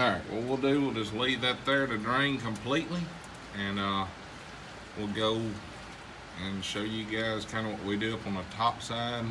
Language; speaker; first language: English; native; English